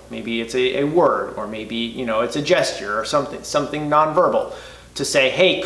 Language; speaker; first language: English; native; English